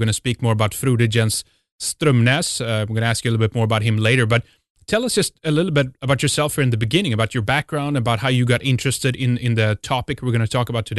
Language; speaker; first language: English; non-native, fluent; Swedish